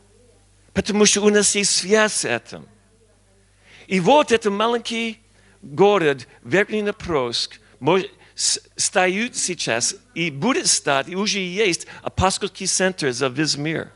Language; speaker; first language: Russian; non-native, learner; English